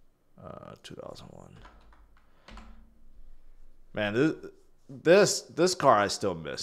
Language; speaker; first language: English; native; English